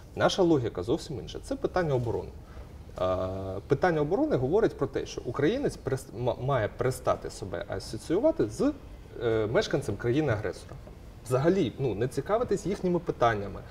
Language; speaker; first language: Ukrainian; non-native, local second language; Russian